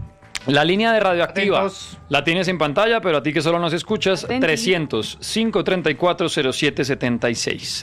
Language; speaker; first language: Spanish; native; Spanish